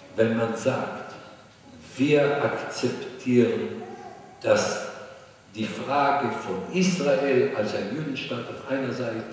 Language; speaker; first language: German; non-native, fluent; Hebrew